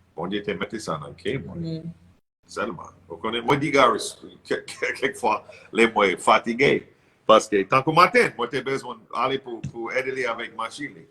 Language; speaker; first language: Haitian Creole; non-native, learner; English